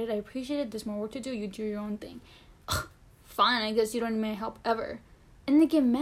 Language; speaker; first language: English; non-native, fluent; Spanish